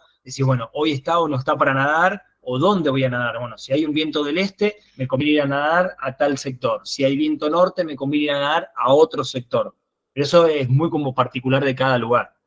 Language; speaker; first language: Spanish; native; Spanish